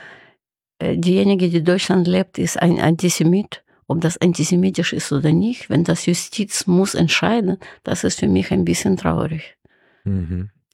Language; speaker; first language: German; non-native, fluent; Russian